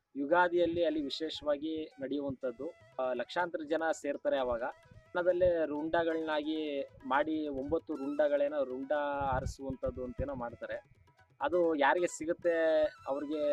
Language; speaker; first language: Kannada; native; Kannada